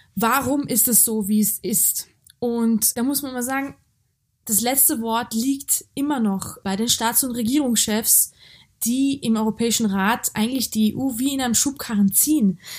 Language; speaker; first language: German; early bilingual, other home language; Georgian